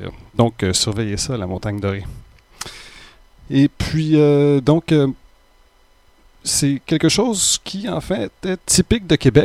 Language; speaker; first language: French; native; French